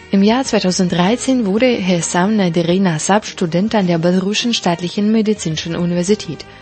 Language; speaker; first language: German; non-native, fluent; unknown